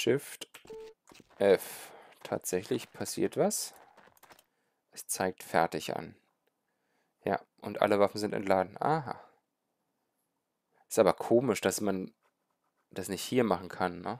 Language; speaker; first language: German; native; German